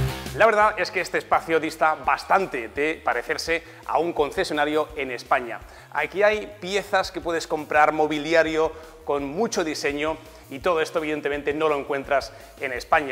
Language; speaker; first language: Spanish; native; Spanish